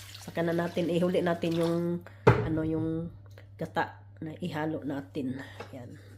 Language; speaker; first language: Filipino; non-native, local second language; Cebuano